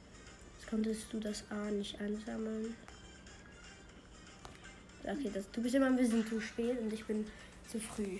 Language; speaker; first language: German; native; German